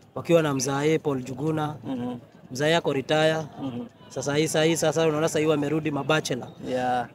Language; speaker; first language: Swahili; non-native, local second language; Kikuyu